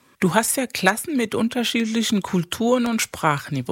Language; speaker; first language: German; non-native, fluent; Spanish